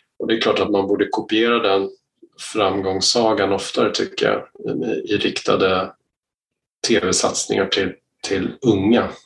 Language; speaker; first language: Swedish; native; Swedish